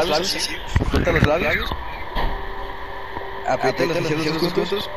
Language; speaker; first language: Spanish; native; Spanish